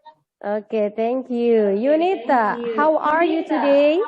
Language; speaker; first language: English; non-native, learner; Indonesian